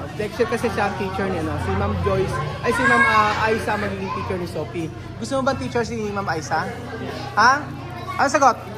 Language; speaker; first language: Filipino; native; Filipino